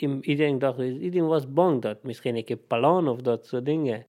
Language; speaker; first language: Dutch; non-native, learner; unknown